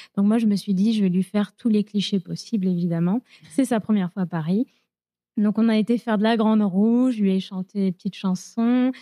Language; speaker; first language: French; native; French